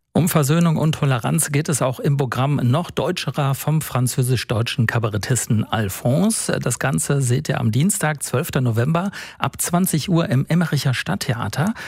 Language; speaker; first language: German; native; German